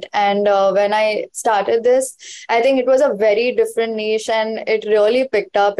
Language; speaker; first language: English; non-native, local second language; Hindi